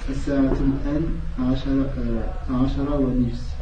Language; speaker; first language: Arabic; non-native, learner; French